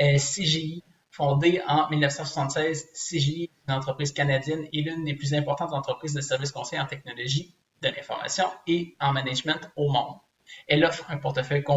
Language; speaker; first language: French; native; French